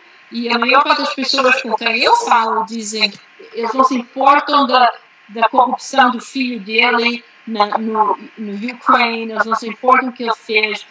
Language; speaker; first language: Portuguese; early bilingual, heritage; Portuguese